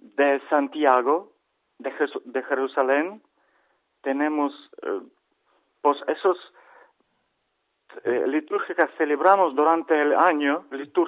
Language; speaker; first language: Spanish; non-native, learner; Ukrainian